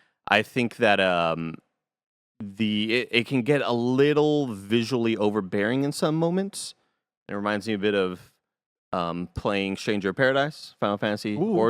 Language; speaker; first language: English; native; English